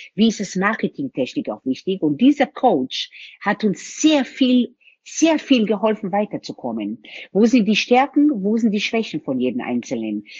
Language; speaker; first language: German; non-native, fluent; Hebrew